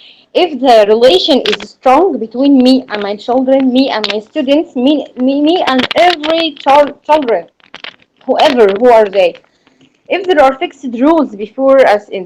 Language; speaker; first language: English; non-native, learner; Arabic